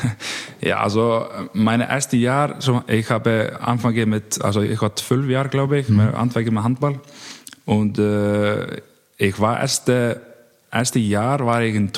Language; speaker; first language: German; non-native, learner; Icelandic